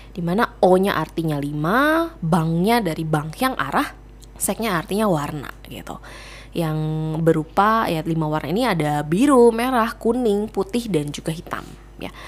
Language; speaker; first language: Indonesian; native; Indonesian